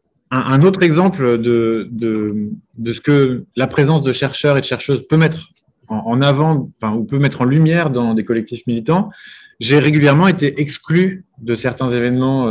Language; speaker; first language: French; native; French